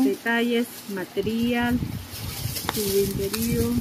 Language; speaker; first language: Spanish; non-native, learner; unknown